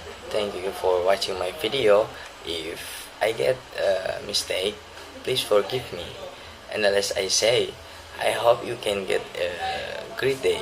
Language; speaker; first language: English; non-native, learner; Indonesian